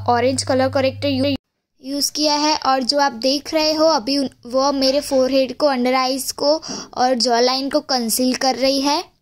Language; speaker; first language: Hindi; non-native, local second language; Gujarati